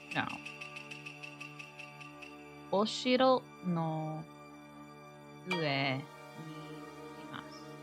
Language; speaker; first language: Japanese; non-native, learner; English